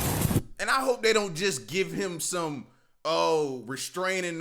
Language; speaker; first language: English; native; English